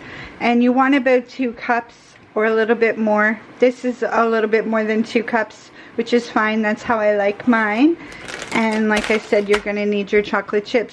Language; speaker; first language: English; native; English